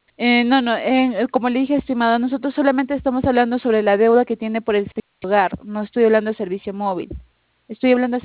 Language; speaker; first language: Spanish; native; Spanish